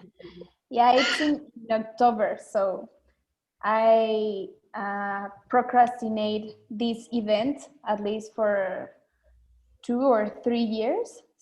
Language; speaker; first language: English; non-native, learner; Spanish